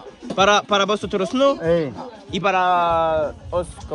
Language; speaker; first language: Spanish; non-native, learner; French